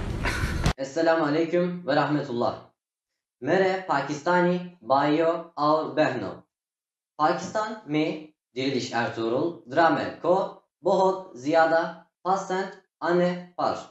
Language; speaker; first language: Hindi; non-native, learner; Turkish